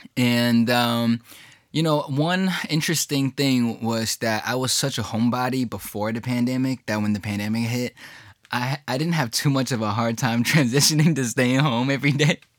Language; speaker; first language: English; early bilingual, other home language; Chinese